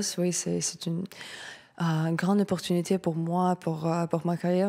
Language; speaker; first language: French; non-native, learner; Russian